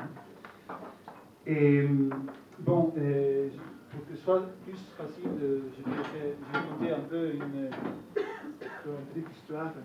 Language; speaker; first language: French; non-native, fluent; Italian